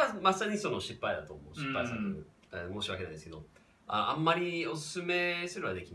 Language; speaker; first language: Japanese; non-native, fluent; English